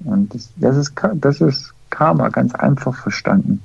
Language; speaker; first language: German; non-native, fluent; English